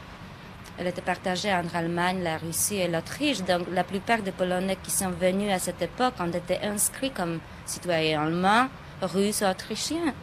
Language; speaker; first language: French; non-native, fluent; Polish